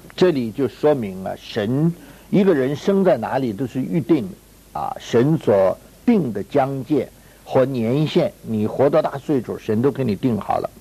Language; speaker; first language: Chinese; native; Chinese